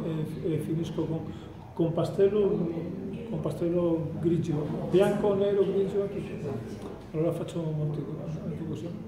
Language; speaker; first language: Italian; non-native, fluent; Spanish